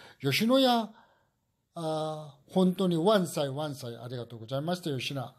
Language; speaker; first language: Japanese; non-native, learner; Korean